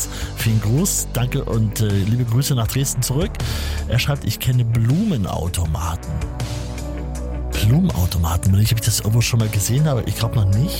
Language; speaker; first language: German; native; German